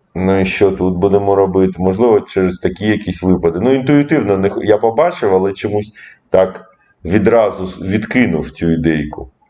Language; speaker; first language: Ukrainian; non-native, local second language; Russian